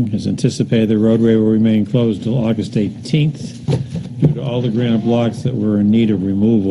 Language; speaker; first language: English; native; English